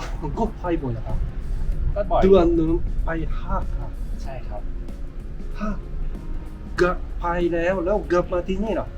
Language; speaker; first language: Thai; non-native, learner; Japanese